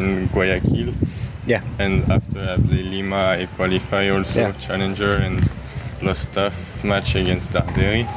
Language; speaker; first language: English; non-native, learner; French